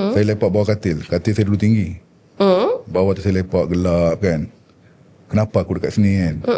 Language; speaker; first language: Malay; non-native, local second language; Tamil